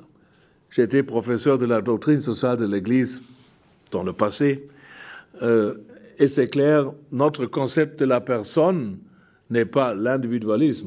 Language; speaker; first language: French; non-native, fluent; German